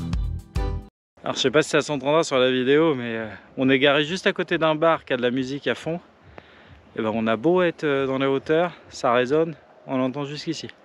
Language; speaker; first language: French; native; French